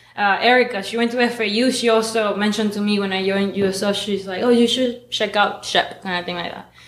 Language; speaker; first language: English; non-native, fluent; Spanish